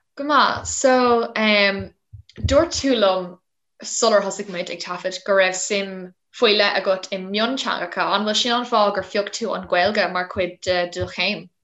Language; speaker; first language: Irish; non-native, local second language; English